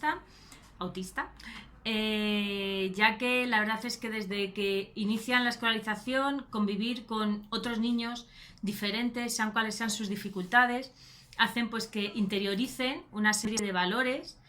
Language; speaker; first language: Spanish; native; Spanish